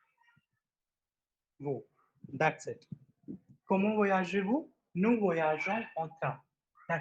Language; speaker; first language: French; non-native, fluent; Hindi